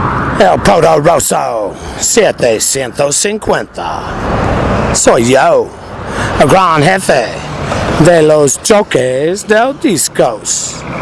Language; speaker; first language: Spanish; non-native, learner; English